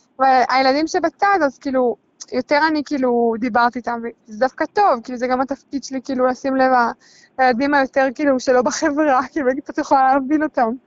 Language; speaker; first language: Hebrew; native; Hebrew